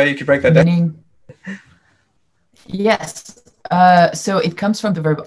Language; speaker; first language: English; non-native, fluent; French